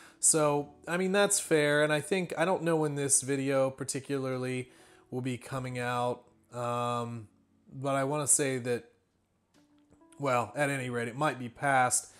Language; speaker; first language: English; native; English